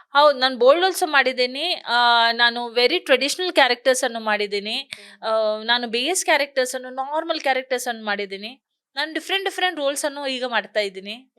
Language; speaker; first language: Kannada; non-native, local second language; Konkani